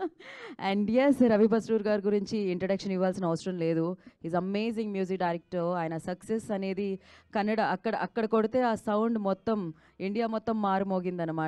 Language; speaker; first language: Telugu; native; Telugu